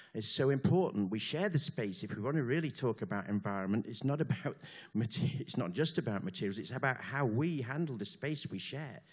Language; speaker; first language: English; native; English